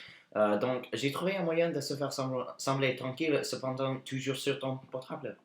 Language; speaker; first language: French; non-native, learner; English